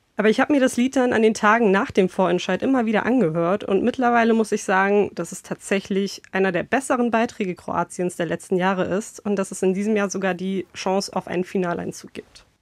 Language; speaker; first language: German; early bilingual, other home language; Bosnian